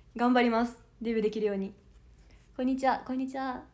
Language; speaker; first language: Japanese; native; Japanese